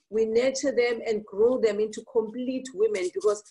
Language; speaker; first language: English; non-native, local second language; Zulu